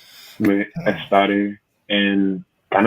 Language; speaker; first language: Spanish; non-native, learner; English